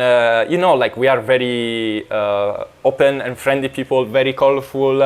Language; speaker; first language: English; non-native, fluent; Italian